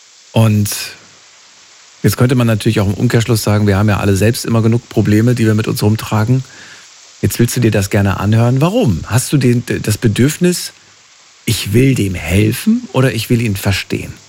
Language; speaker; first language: German; native; German